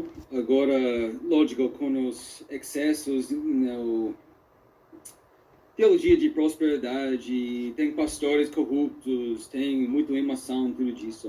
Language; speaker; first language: Portuguese; non-native, fluent; English